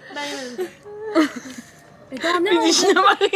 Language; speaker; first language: Turkish; native; Turkish